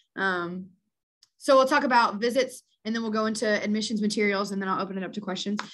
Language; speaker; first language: English; native; English